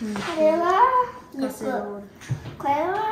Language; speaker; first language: Japanese; early bilingual, heritage; Japanese